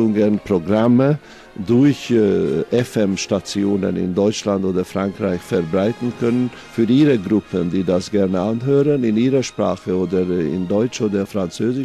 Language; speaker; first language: German; non-native, fluent; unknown